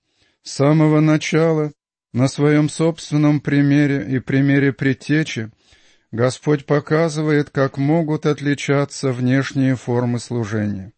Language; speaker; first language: Russian; native; Russian